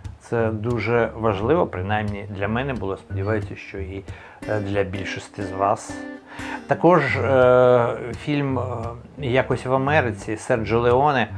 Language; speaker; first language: Ukrainian; native; Ukrainian